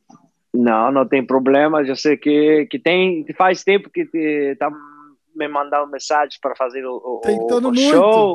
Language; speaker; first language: Portuguese; non-native, fluent; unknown